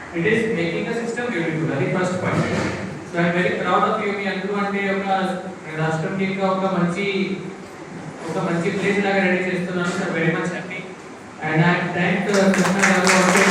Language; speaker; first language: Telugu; non-native, fluent; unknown